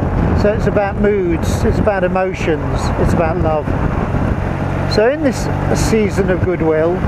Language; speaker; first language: English; native; English